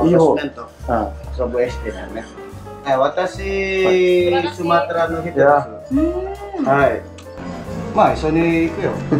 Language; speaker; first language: Japanese; non-native, learner; Indonesian